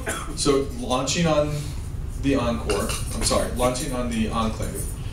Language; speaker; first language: English; native; English